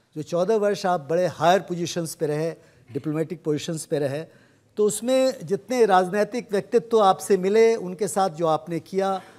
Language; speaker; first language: Hindi; native; Hindi